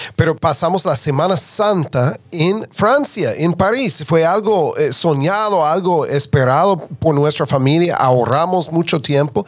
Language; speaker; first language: Spanish; non-native, fluent; English